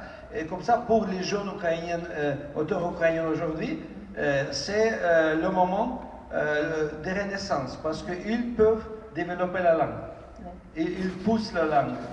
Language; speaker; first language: French; non-native, fluent; Russian